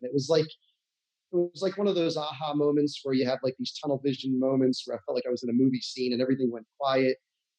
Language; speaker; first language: English; native; English